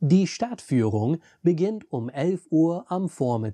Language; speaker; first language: German; non-native, fluent; English